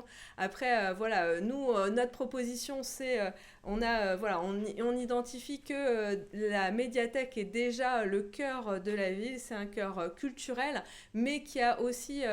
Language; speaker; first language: French; native; French